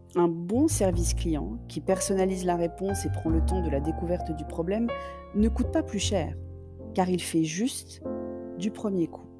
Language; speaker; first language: French; native; French